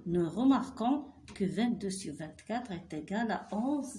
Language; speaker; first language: French; non-native, local second language; Arabic